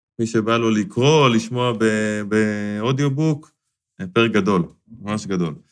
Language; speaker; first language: Hebrew; native; Hebrew